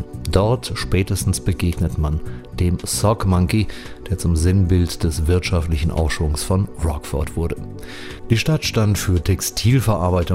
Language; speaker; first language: German; native; German